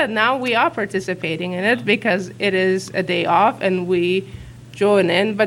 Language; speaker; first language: English; non-native, fluent; Uzbek